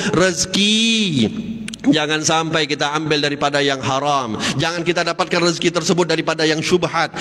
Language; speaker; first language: Malay; native; Malay